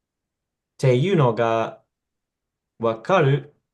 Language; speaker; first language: Japanese; non-native, learner; English